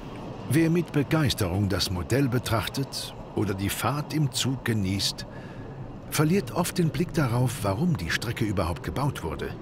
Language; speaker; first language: German; native; German